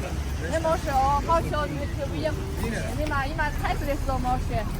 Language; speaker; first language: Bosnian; non-native, learner; Chinese